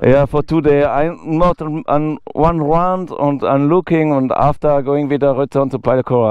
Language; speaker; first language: English; non-native, learner; German